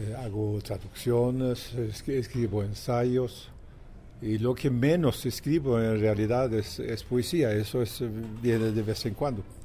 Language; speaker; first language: Spanish; non-native, fluent; Swedish